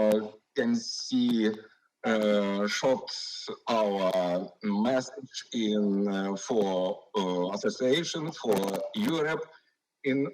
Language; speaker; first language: English; non-native, learner; Ukrainian